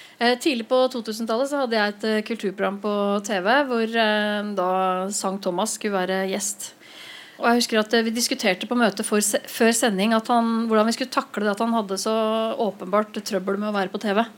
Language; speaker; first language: Norwegian; native; Norwegian